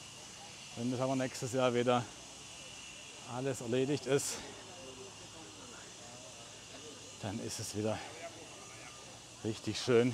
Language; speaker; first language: German; native; German